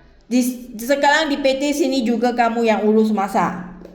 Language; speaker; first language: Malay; non-native, local second language; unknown